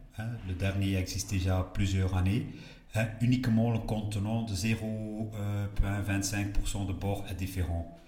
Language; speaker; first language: French; non-native, local second language; Dutch